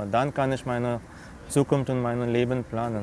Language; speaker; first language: German; non-native, fluent; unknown